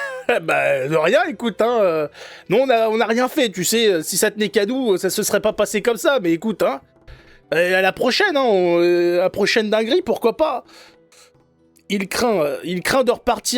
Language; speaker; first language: French; native; French